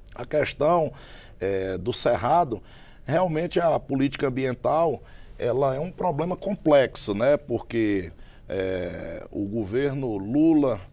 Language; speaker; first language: Portuguese; native; Portuguese